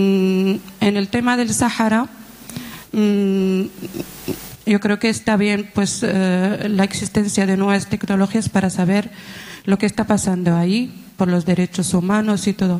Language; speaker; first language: Spanish; non-native, fluent; Arabic